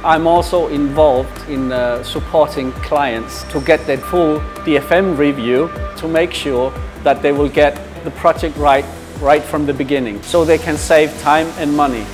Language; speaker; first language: English; non-native, fluent; Danish